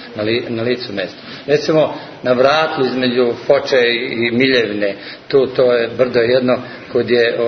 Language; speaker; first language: Serbian; native; Serbian